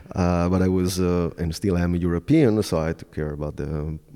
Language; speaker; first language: English; non-native, fluent; Italian